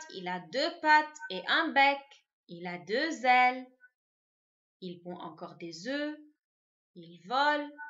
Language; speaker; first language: French; non-native, local second language; Arabic